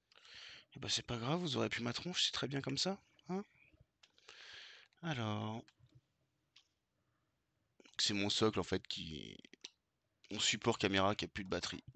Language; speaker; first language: French; native; French